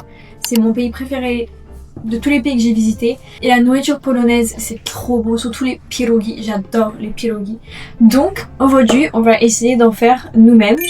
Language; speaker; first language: French; native; French